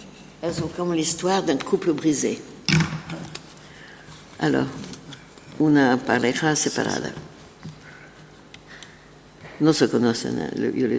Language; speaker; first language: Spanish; non-native, learner; French